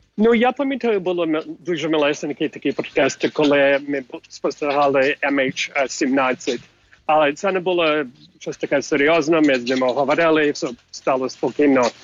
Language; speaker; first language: Ukrainian; early bilingual, heritage; English